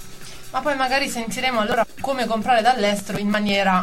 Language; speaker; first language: Italian; native; Italian